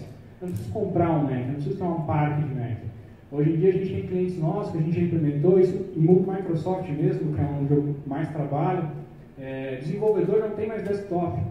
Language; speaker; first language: Portuguese; native; Portuguese